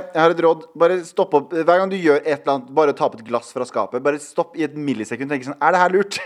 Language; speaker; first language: Norwegian; early bilingual, other home language; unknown